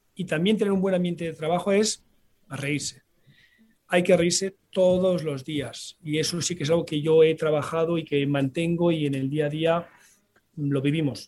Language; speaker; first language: Spanish; early bilingual, heritage; Spanish